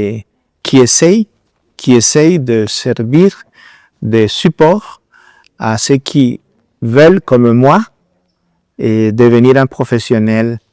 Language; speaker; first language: French; non-native, fluent; Spanish